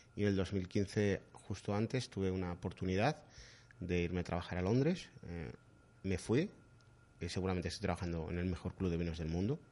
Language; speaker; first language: Spanish; native; Spanish